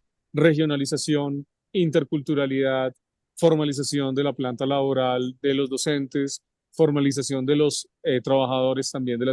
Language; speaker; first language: Spanish; native; Spanish